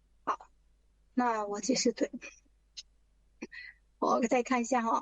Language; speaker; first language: Chinese; early bilingual, heritage; Chinese